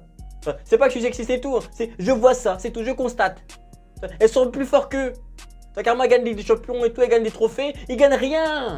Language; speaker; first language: French; native; French